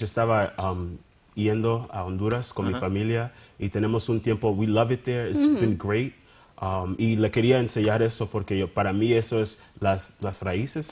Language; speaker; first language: Spanish; early bilingual, heritage; Spanish